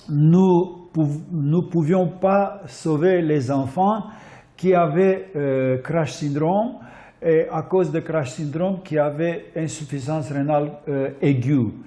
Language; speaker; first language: French; non-native, fluent; Armenian